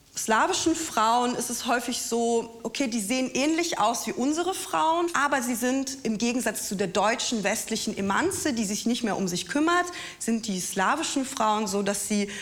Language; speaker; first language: German; non-native, fluent; Russian